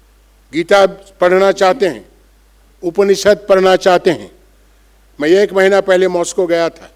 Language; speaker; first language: Hindi; non-native, local second language; Bangla